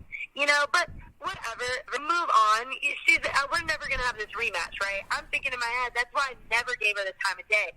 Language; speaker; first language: English; native; English